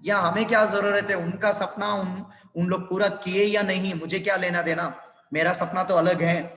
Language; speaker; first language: Hindi; non-native, local second language; Telugu